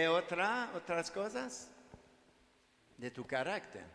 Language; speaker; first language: Spanish; non-native, learner; French